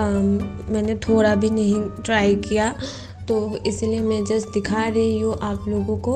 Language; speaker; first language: Hindi; non-native, local second language; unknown